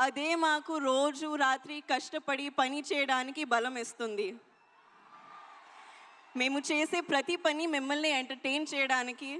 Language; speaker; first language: Telugu; non-native, learner; Hindi